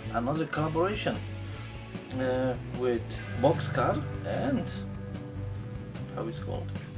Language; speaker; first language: English; non-native, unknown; Polish